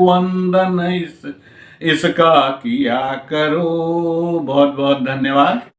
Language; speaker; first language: Hindi; native; Hindi